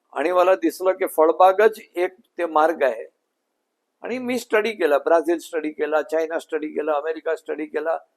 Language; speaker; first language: Marathi; non-native, local second language; Gujarati